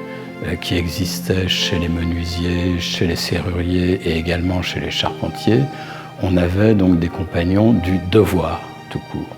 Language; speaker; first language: French; native; French